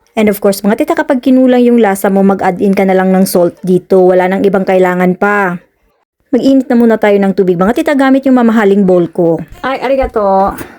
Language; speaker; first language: Filipino; non-native, local second language; Cebuano